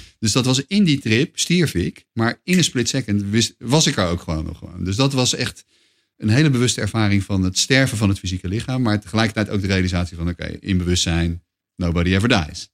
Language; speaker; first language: Dutch; native; Dutch